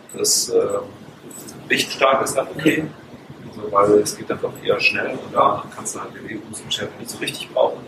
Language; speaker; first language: German; native; German